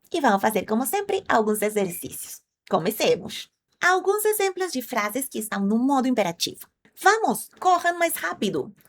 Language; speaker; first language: Portuguese; non-native, fluent; Spanish